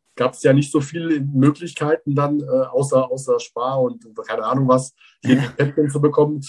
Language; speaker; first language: German; early bilingual, other home language; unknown